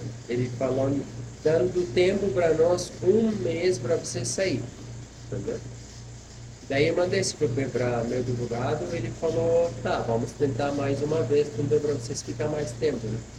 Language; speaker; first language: Portuguese; non-native, fluent; Arabic